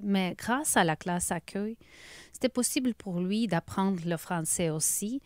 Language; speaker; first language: French; non-native, learner; Ukrainian